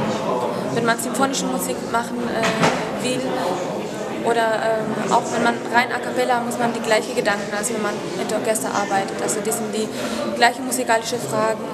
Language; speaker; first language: German; non-native, fluent; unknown